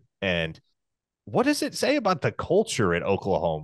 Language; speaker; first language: English; native; English